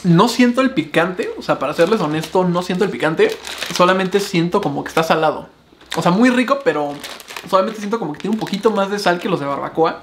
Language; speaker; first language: Spanish; native; Spanish